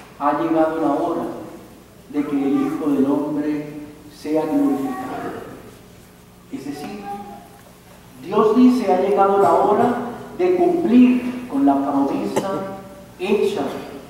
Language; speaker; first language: Spanish; native; Spanish